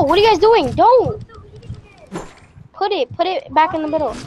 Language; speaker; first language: English; native; English